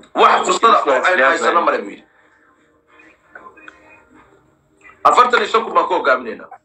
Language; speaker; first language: German; non-native, learner; Somali